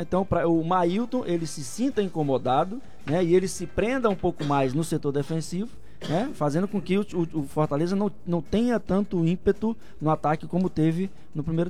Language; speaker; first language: Portuguese; native; Portuguese